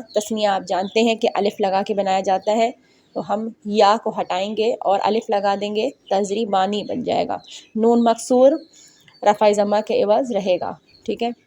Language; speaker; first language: Urdu; native; Urdu